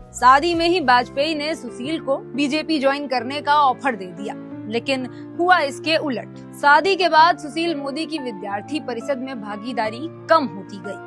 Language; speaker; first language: Hindi; native; Hindi